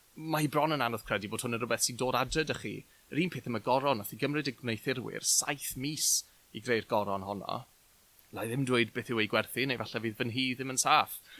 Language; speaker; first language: Welsh; native; Welsh